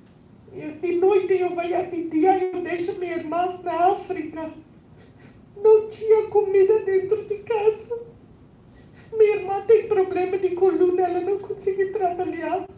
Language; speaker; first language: Portuguese; non-native, learner; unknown